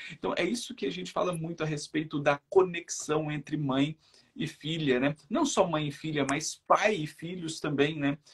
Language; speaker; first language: Portuguese; native; Portuguese